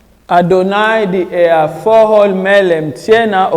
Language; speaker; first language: Swedish; non-native, fluent; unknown